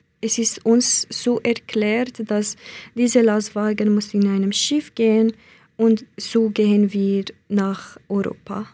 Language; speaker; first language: German; non-native, learner; Central Kurdish